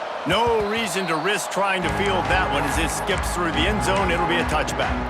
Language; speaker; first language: English; native; English